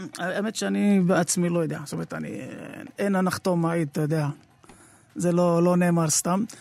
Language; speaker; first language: Hebrew; native; Hebrew